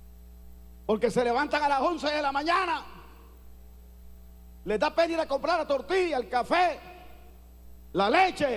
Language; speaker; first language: Spanish; native; Spanish